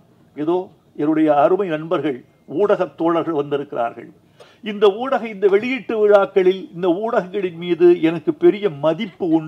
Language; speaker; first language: Tamil; native; Tamil